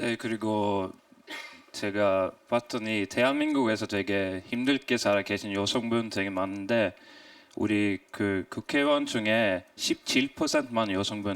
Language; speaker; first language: Korean; non-native, fluent; Swedish